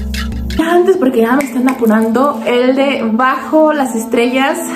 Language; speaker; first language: Spanish; native; Spanish